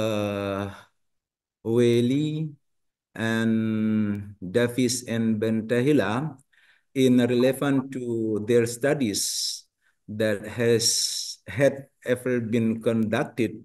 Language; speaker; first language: English; non-native, learner; Indonesian